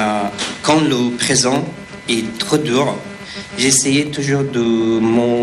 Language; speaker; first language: French; non-native, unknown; Persian